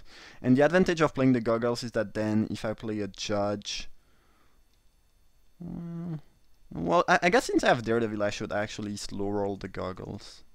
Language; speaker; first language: English; non-native, fluent; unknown